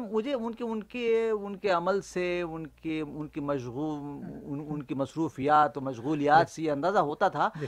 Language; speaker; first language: Urdu; native; Urdu